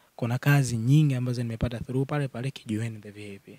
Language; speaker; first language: Swahili; native; Swahili